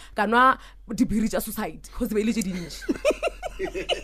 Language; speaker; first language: English; non-native, local second language; Northern Sotho